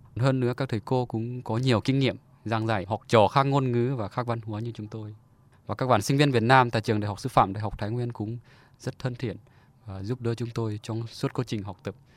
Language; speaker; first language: Vietnamese; non-native, fluent; Lao